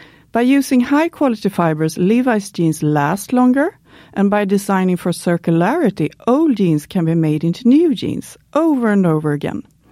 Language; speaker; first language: English; non-native, fluent; Swedish